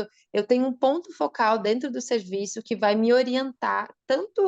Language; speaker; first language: Portuguese; native; Portuguese